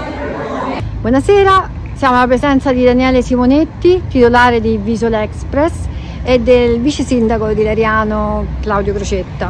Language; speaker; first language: Italian; native; Italian